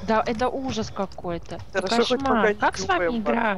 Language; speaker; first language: Russian; native; Russian